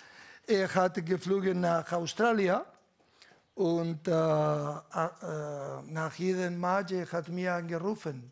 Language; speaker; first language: German; non-native, learner; Catalan